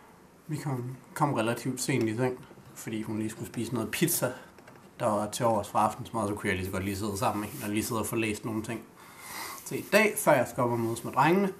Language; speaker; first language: Danish; native; Danish